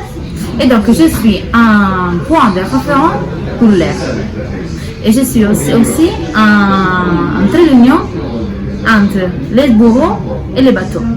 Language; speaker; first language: French; non-native, fluent; Italian